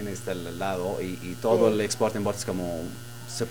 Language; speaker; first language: Spanish; non-native, learner; Arabic